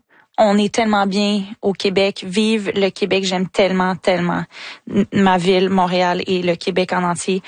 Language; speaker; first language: French; native; French